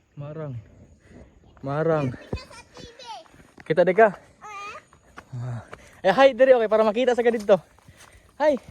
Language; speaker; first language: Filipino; non-native, local second language; Cebuano